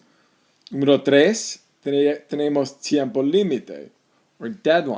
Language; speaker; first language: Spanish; non-native, fluent; English